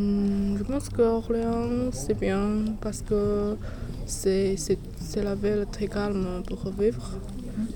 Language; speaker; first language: French; non-native, learner; Chinese